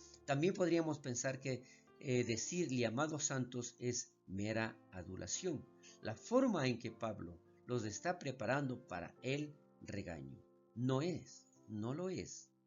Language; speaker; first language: Spanish; native; Spanish